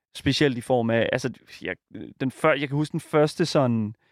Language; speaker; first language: Danish; native; Danish